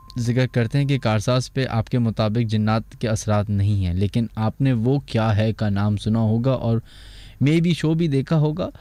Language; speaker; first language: Urdu; native; Urdu